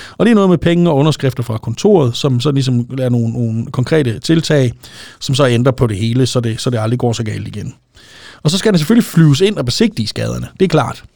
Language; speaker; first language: Danish; native; Danish